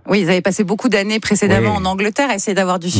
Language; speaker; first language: French; native; French